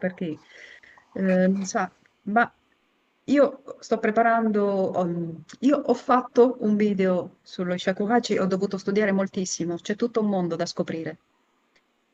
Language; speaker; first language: Italian; native; Italian